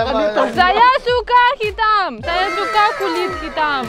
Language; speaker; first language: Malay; non-native, learner; Russian